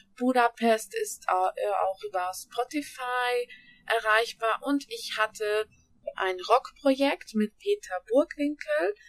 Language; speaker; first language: German; early bilingual, other home language; Hungarian